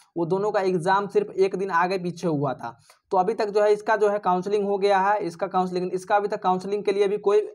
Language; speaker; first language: Hindi; native; Hindi